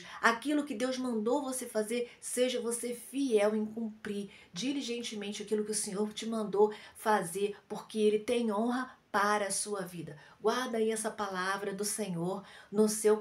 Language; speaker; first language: Portuguese; native; Portuguese